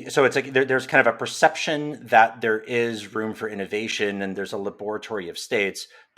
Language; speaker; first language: English; native; English